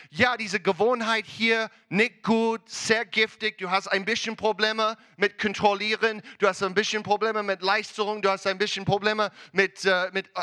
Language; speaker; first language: German; non-native, learner; English